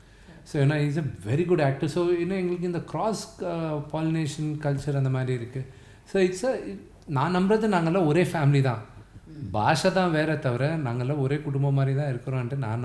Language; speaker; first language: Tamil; non-native, local second language; Telugu